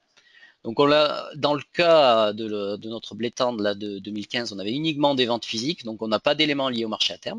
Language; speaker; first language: French; native; French